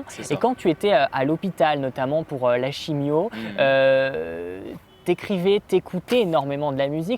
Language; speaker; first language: French; native; French